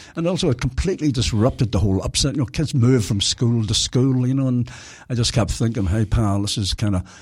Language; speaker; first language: English; native; English